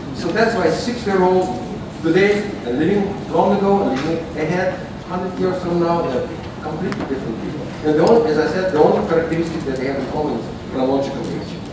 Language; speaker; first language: English; non-native, fluent; Russian